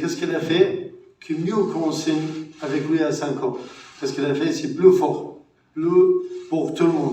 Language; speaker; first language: French; non-native, learner; Arabic